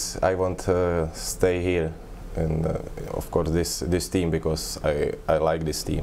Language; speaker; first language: English; non-native, learner; Czech